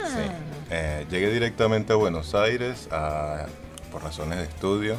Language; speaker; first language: Spanish; native; Spanish